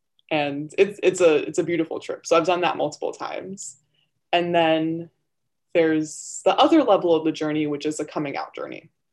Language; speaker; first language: English; early bilingual, other home language; Armenian